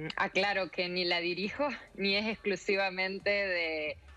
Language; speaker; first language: Spanish; native; Spanish